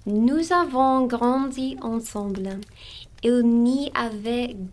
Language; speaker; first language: French; non-native, learner; English